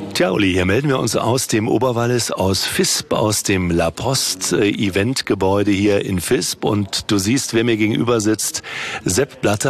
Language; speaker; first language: German; native; German